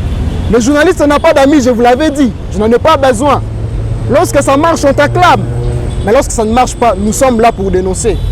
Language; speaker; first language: French; non-native, local second language; Lingala